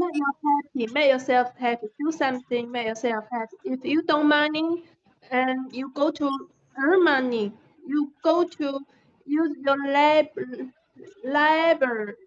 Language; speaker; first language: English; non-native, learner; Chinese